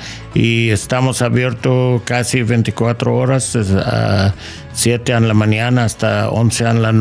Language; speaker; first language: Spanish; non-native, learner; English